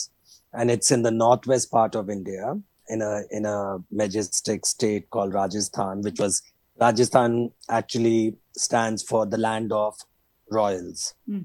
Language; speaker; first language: English; non-native, local second language; Hindi